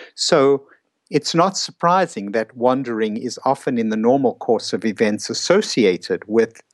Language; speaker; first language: English; native; English